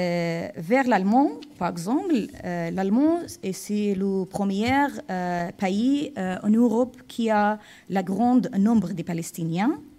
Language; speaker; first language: French; non-native, fluent; Arabic